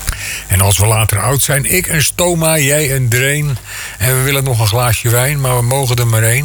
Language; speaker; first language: Dutch; native; Dutch